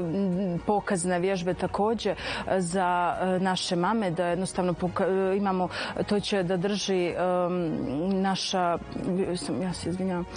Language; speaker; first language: Serbian; native; Serbian